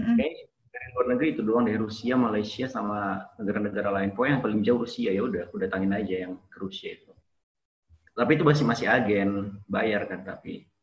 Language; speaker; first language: Indonesian; native; Indonesian